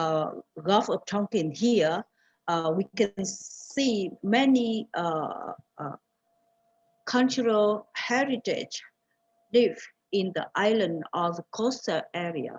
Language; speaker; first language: English; non-native, fluent; Vietnamese